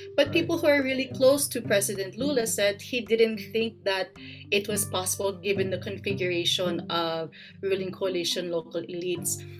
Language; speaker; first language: English; native; English